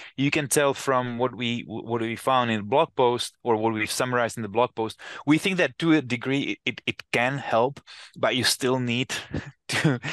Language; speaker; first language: English; non-native, fluent; Czech